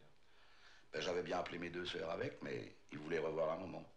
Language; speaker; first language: French; native; French